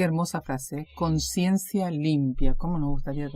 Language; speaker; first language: Spanish; native; Spanish